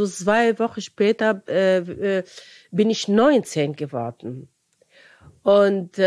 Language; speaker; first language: German; non-native, fluent; Arabic